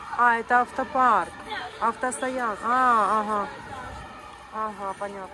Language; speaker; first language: Russian; native; Russian